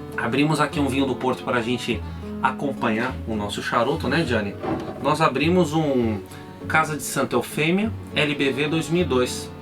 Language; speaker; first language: Portuguese; native; Portuguese